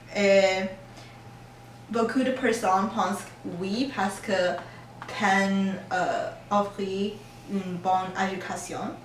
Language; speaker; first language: French; non-native, learner; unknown